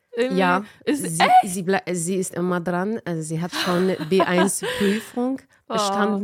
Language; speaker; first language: German; non-native, fluent; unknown